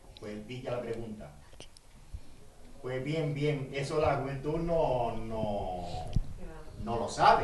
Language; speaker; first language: Spanish; native; Spanish